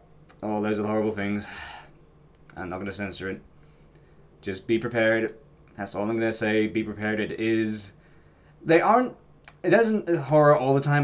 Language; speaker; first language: English; native; English